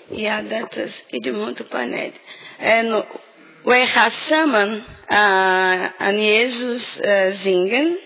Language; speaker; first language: Dutch; early bilingual, heritage; Dutch